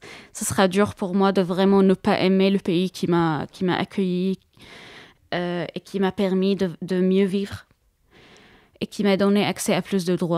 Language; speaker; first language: French; non-native, fluent; Arabic